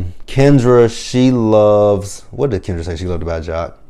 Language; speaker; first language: English; native; English